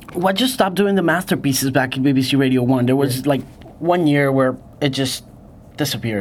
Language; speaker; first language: English; non-native, fluent; Spanish